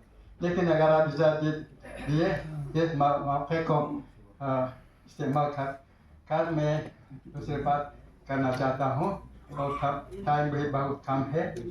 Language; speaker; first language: Hindi; non-native, fluent; Tajik